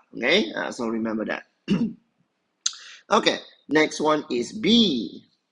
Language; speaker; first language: English; non-native, local second language; Chinese